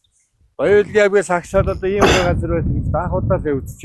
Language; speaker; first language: Mongolian; native; Mongolian